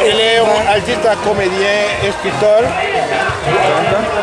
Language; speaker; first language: Spanish; non-native, learner; French